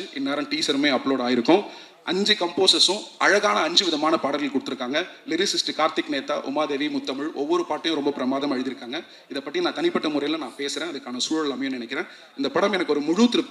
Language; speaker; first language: Tamil; native; Tamil